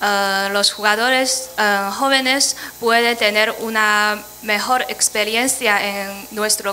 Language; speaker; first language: Spanish; non-native, fluent; Chinese